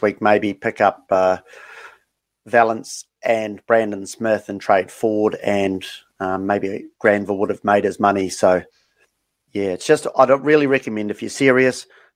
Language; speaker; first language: English; native; English